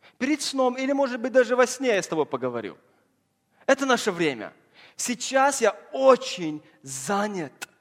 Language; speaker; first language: Russian; early bilingual, heritage; Russian